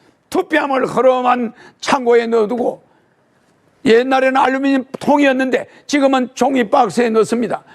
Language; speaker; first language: Korean; native; Korean